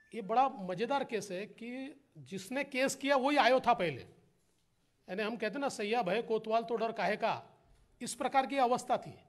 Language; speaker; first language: Hindi; non-native, local second language; Marathi